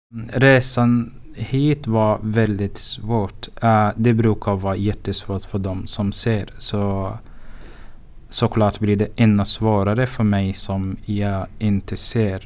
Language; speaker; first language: Swedish; non-native, fluent; Arabic